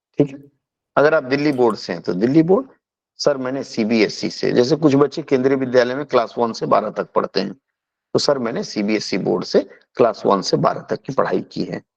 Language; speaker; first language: Hindi; native; Hindi